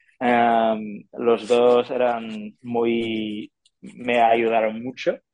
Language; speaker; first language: Spanish; non-native, fluent; English